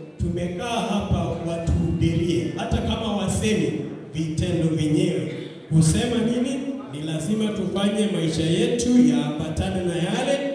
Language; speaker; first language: Swahili; non-native, local second language; Kamba